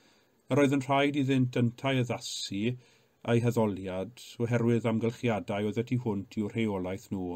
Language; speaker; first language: Welsh; native; Welsh